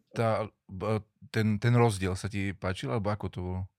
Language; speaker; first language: Slovak; native; Slovak